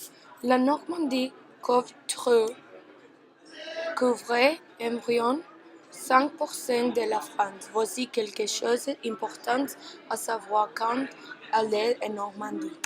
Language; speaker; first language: French; non-native, learner; Spanish